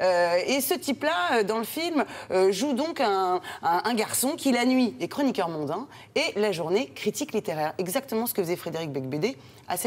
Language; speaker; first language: French; native; French